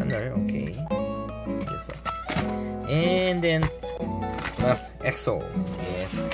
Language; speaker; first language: English; non-native, learner; Korean